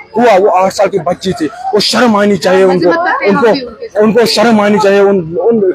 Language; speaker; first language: Hindi; non-native, local second language; Kashmiri